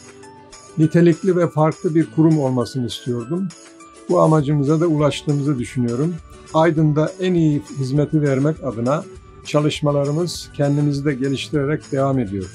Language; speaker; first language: Turkish; native; Turkish